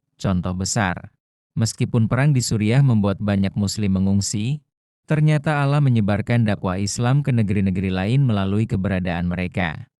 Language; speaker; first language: Indonesian; native; Indonesian